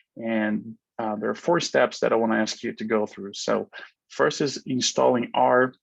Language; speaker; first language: English; non-native, fluent; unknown